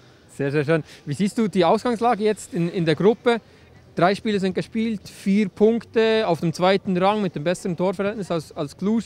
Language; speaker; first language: German; native; German